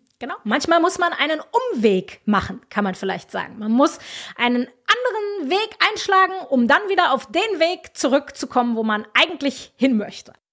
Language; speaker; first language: German; native; German